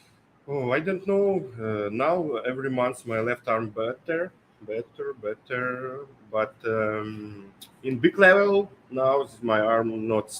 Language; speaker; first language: English; non-native, learner; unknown